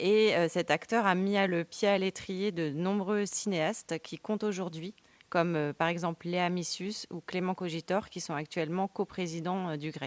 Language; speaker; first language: French; native; French